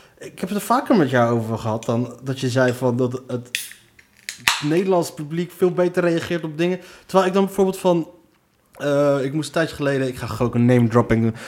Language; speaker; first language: Dutch; early bilingual, other home language; Arabic